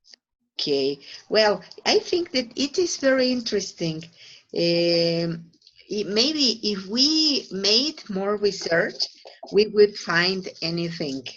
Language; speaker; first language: English; non-native, fluent; Spanish